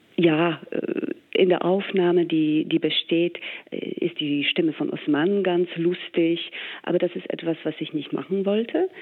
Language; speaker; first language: German; non-native, fluent; English